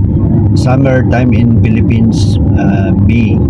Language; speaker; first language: English; non-native, learner; Filipino